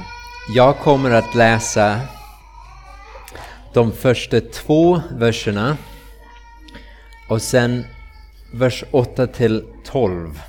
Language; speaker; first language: Swedish; non-native, fluent; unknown